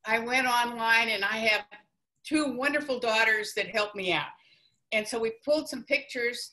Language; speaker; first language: English; native; English